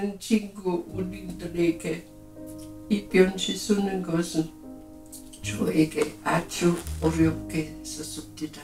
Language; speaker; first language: Korean; non-native, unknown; German